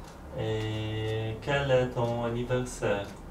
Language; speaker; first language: French; non-native, learner; Polish